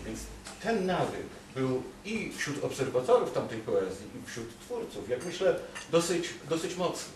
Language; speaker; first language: Polish; native; Polish